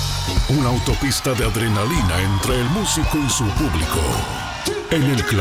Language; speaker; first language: Spanish; native; Spanish